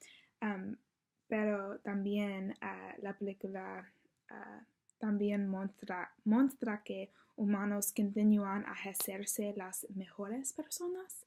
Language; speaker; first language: Spanish; non-native, learner; English